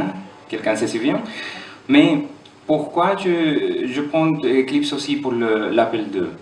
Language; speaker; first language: French; non-native, fluent; German